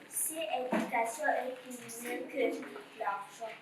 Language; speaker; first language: French; non-native, learner; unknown